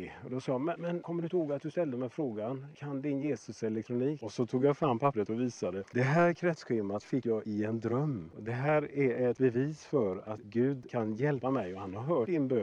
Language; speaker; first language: Swedish; native; Swedish